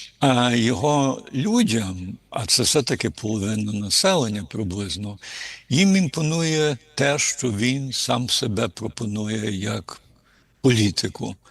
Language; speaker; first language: Ukrainian; early bilingual, heritage; Ukrainian